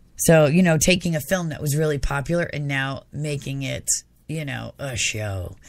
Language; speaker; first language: English; native; English